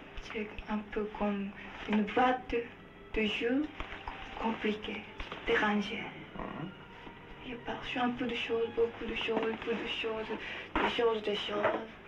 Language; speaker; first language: French; non-native, learner; Japanese